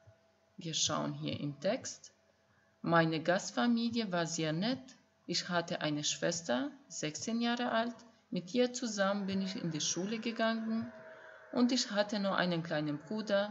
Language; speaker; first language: German; non-native, fluent; Albanian